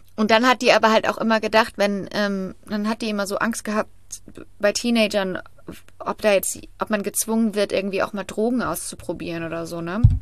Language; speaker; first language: German; native; German